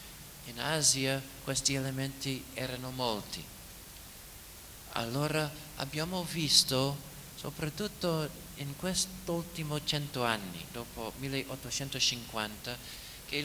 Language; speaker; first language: Italian; non-native, fluent; English